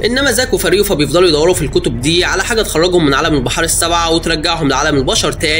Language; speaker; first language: Arabic; native; Arabic